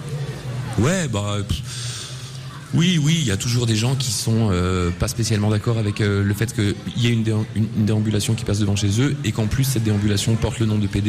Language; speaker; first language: French; native; French